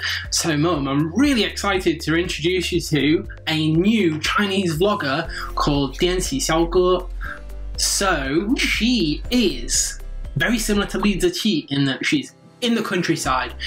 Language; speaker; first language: English; native; English